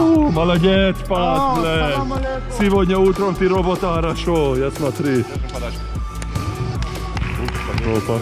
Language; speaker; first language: Russian; non-native, learner; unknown